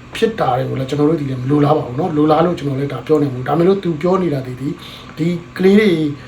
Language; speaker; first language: Burmese; non-native, local second language; Karen languages